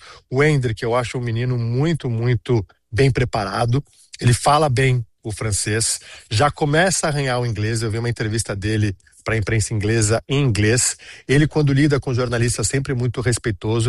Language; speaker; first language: Portuguese; native; Portuguese